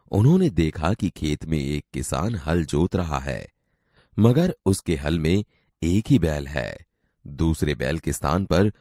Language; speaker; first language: Hindi; non-native, local second language; Gujarati